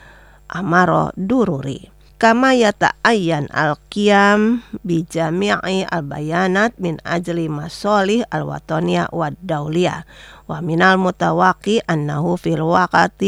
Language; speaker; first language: Arabic; non-native, learner; Indonesian